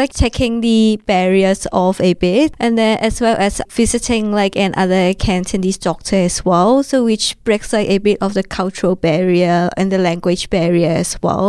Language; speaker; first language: English; non-native, local second language; Cantonese